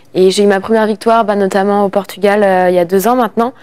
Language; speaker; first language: French; native; French